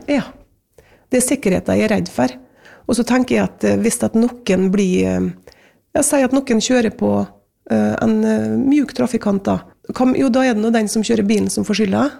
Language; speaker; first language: Norwegian; native; Norwegian